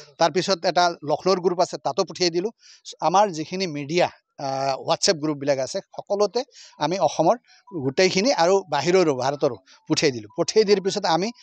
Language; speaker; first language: Assamese; non-native, local second language; Nepali